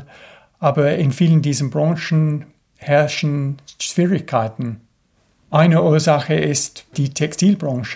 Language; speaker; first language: German; non-native, fluent; English